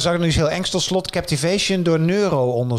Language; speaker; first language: Dutch; native; Dutch